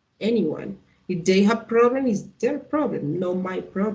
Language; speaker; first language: English; non-native, learner; Spanish